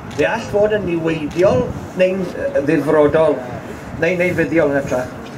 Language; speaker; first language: Welsh; native; Welsh